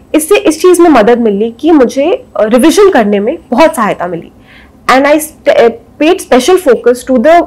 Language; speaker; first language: Hindi; native; Hindi